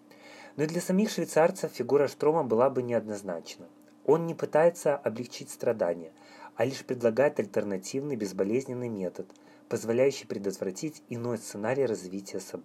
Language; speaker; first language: Russian; native; Russian